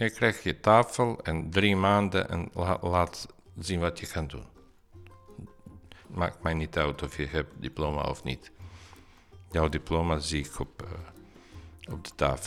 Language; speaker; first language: Dutch; non-native, learner; Bosnian